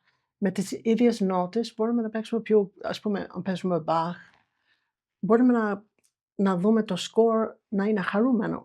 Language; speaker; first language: Greek; non-native, fluent; English